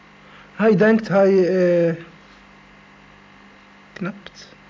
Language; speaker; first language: Dutch; non-native, learner; Arabic